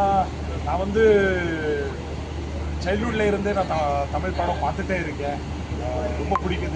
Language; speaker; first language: Tamil; non-native, local second language; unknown